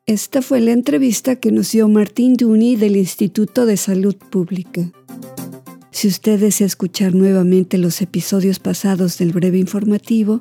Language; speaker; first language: Spanish; native; Spanish